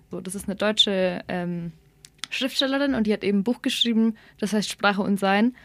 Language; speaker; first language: German; early bilingual, other home language; Somali